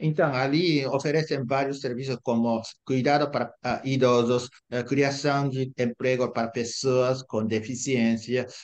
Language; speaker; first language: Portuguese; non-native, fluent; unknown